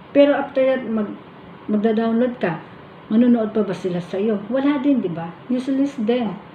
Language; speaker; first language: Filipino; non-native, local second language; Cebuano